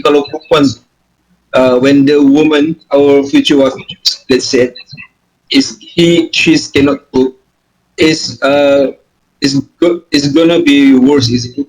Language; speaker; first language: English; non-native, learner; Malay